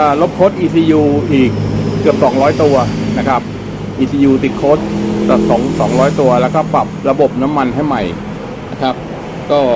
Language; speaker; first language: Thai; native; Thai